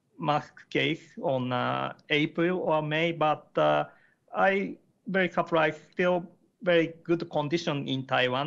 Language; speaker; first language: English; non-native, learner; Japanese